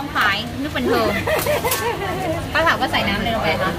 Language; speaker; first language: Vietnamese; early bilingual, heritage; Vietnamese